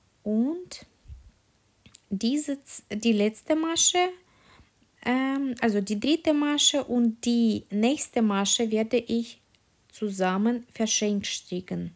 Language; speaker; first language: German; non-native, fluent; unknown